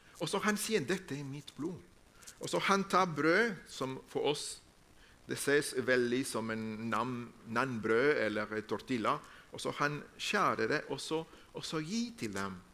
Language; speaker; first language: Norwegian; non-native, fluent; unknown